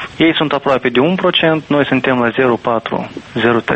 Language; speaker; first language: Romanian; native; Romanian